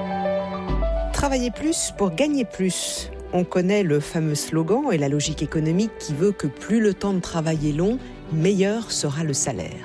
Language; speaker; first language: French; native; French